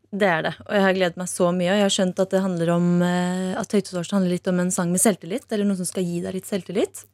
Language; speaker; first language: Norwegian; native; Norwegian